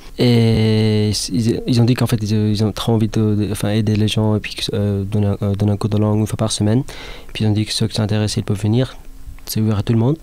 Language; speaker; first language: French; non-native, fluent; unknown